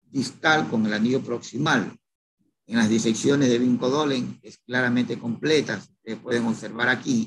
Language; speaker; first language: Spanish; native; Spanish